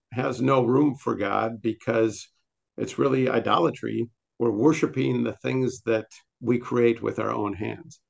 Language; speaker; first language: English; native; English